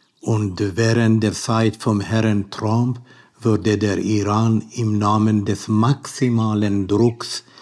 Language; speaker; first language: German; non-native, learner; Persian